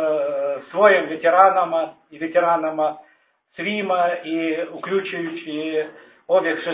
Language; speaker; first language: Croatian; non-native, learner; Russian